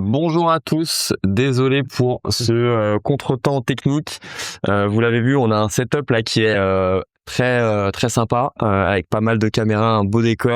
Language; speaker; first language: French; native; French